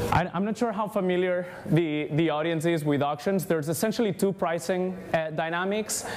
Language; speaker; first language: English; non-native, fluent; Spanish